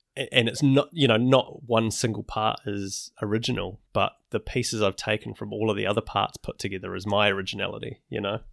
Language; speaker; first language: English; native; English